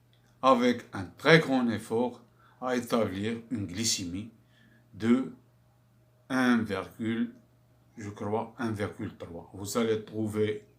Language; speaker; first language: French; non-native, fluent; Arabic